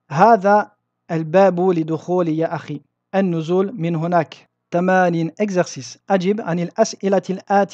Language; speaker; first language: Arabic; non-native, fluent; French